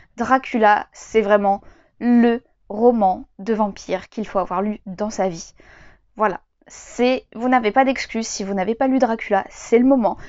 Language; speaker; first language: French; native; French